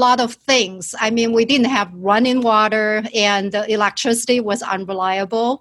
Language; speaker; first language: English; non-native, fluent; Chinese